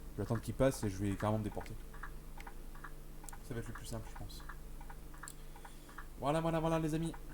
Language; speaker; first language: French; native; French